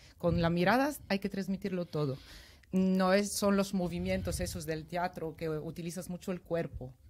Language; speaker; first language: Spanish; non-native, fluent; Bulgarian